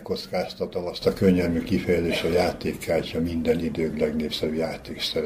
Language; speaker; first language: Hungarian; native; Hungarian